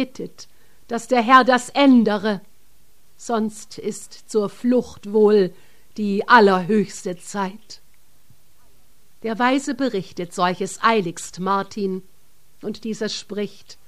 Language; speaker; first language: German; native; German